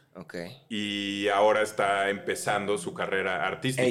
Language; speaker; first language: Spanish; native; Spanish